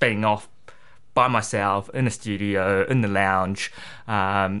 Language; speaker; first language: English; native; English